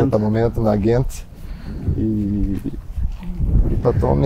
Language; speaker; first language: Russian; non-native, learner; Portuguese